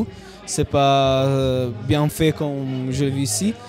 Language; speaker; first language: French; non-native, fluent; Italian